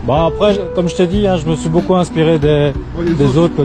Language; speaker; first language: French; native; French